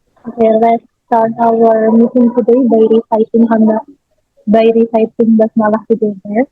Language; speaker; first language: English; non-native, learner; Indonesian